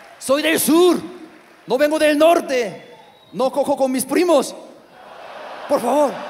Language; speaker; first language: Spanish; non-native, learner; Korean